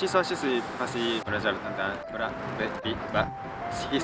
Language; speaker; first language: Indonesian; non-native, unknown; Japanese